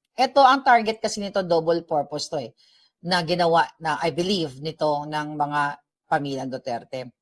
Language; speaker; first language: Filipino; native; Filipino